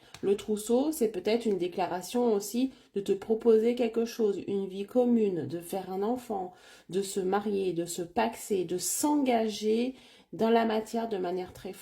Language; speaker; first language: French; native; French